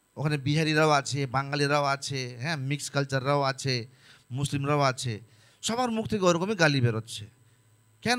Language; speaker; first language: Bangla; non-native, local second language; Nepali